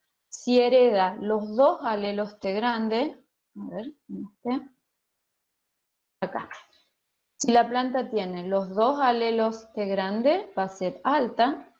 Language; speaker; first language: Spanish; native; Spanish